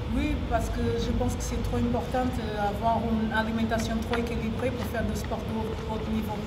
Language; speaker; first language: French; non-native, learner; Portuguese